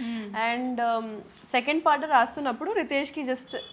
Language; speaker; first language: Telugu; non-native, local second language; Urdu